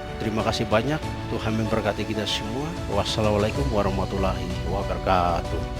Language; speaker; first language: Indonesian; non-native, local second language; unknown